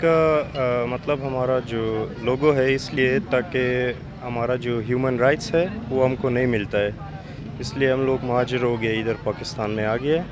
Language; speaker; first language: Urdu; non-native, fluent; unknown